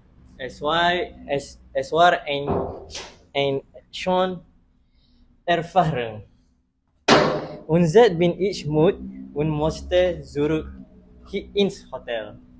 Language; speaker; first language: German; non-native, learner; Malay